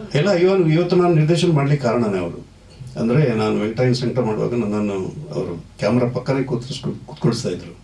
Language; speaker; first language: Kannada; non-native, local second language; Tulu